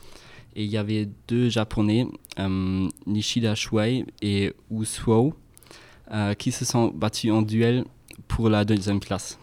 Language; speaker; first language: French; non-native, fluent; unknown